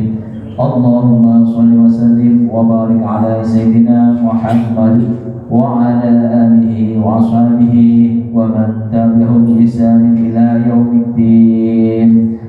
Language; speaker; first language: Indonesian; native; Indonesian